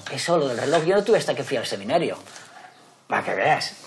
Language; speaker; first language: Spanish; native; Spanish